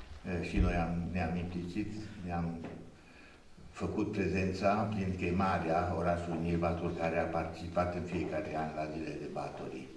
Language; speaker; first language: Romanian; non-native, local second language; Hungarian